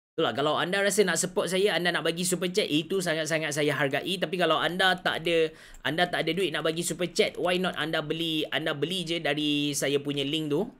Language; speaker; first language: Malay; native; Malay